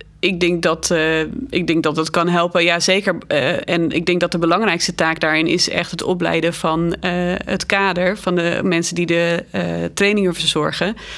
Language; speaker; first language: Dutch; native; Dutch